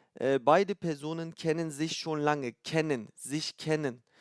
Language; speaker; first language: German; non-native, fluent; Turkish